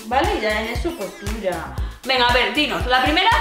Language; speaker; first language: Spanish; native; Spanish